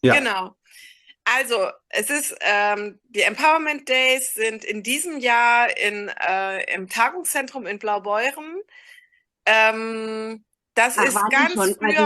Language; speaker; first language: German; native; German